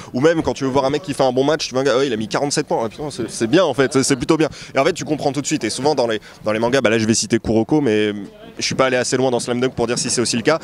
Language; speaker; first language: French; early bilingual, other home language; Portuguese